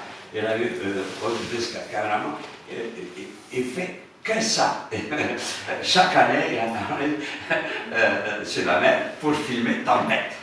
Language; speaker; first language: French; non-native, fluent; Romanian